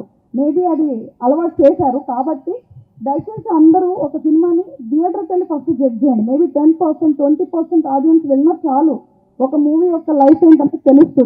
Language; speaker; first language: Telugu; native; Telugu